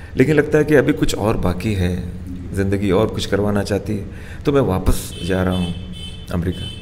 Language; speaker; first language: Hindi; non-native, local second language; Urdu